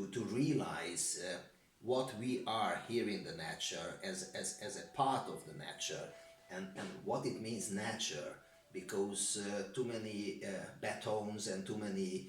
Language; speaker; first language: English; non-native, learner; Hungarian